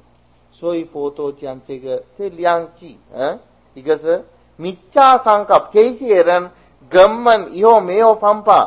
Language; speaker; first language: Chinese; non-native, fluent; Sinhala